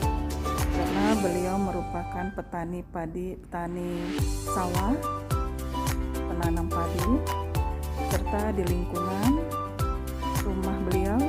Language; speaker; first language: Indonesian; native; Indonesian